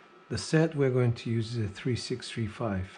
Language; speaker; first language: English; non-native, fluent; Greek